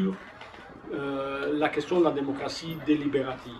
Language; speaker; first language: French; native; French